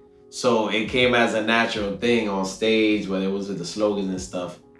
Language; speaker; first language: English; early bilingual, other home language; Spanish